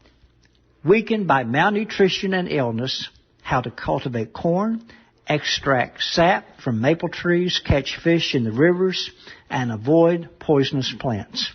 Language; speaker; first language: English; native; English